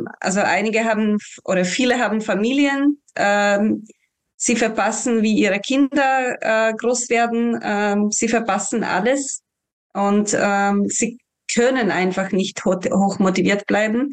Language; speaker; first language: German; non-native, fluent; Ukrainian